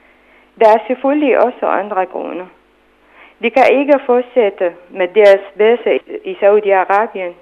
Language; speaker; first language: Danish; non-native, fluent; Arabic